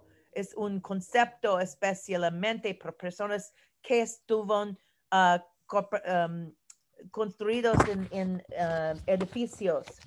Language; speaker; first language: Spanish; non-native, learner; English